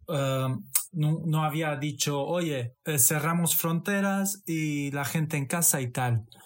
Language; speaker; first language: Spanish; non-native, fluent; Romanian